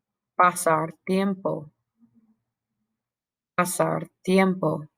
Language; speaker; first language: Spanish; non-native, fluent; English